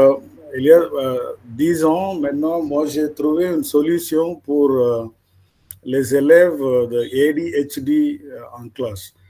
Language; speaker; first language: French; non-native, fluent; Malayalam